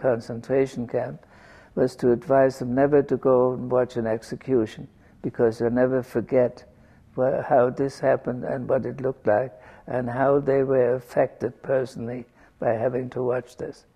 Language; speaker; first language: English; non-native, fluent; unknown